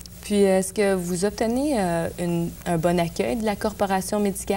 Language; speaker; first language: French; native; French